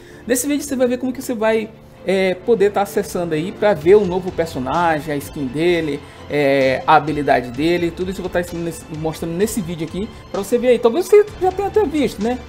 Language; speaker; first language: Portuguese; native; Portuguese